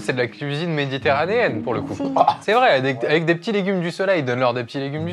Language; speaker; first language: French; native; French